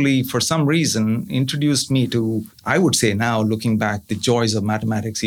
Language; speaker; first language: English; non-native, local second language; Tamil